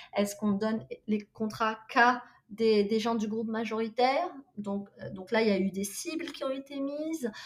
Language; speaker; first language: French; non-native, local second language; Arabic